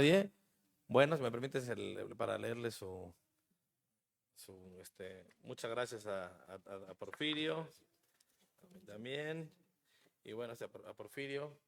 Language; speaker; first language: Spanish; native; Spanish